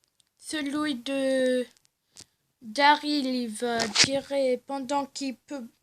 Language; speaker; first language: French; native; French